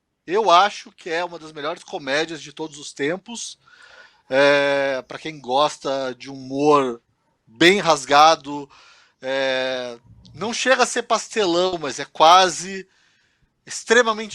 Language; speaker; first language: Portuguese; native; Portuguese